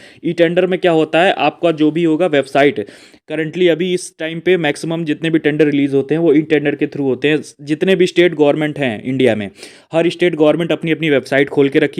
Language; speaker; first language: Hindi; native; Hindi